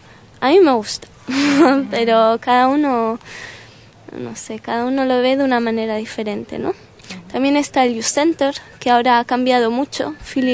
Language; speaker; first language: Spanish; early bilingual, heritage; Spanish